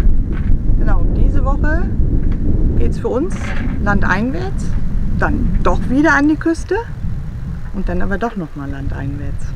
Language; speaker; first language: German; native; German